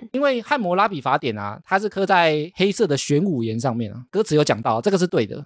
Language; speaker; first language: Chinese; native; Chinese